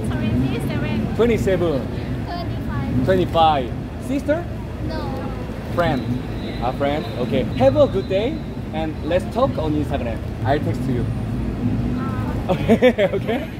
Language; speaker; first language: English; non-native, learner; Korean